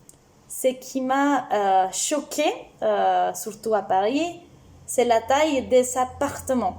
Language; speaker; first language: French; non-native, fluent; Spanish